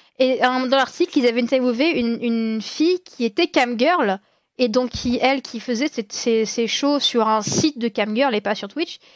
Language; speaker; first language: French; native; French